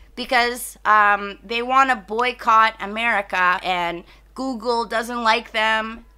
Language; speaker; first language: English; native; English